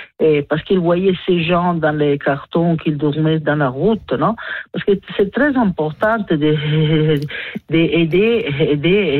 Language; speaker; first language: French; non-native, learner; Italian